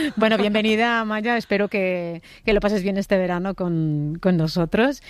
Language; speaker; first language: Spanish; native; Spanish